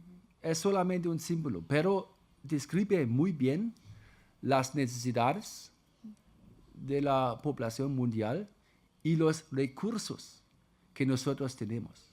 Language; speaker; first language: Spanish; non-native, fluent; German